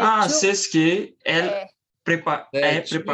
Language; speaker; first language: French; non-native, learner; Portuguese